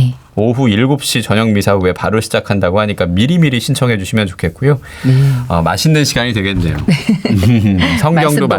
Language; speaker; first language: Korean; native; Korean